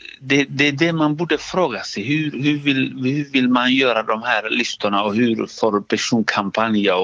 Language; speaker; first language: Swedish; non-native, fluent; Somali